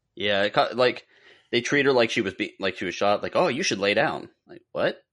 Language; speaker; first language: English; native; English